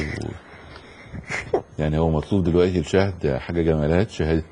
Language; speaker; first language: Arabic; native; Arabic